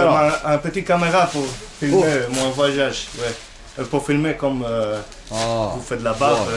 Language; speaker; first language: French; non-native, learner; Spanish